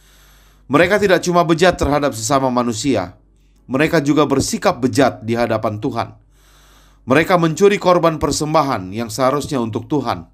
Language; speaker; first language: Indonesian; native; Indonesian